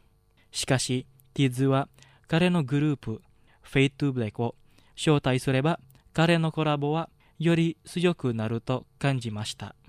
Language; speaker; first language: Japanese; non-native, learner; Indonesian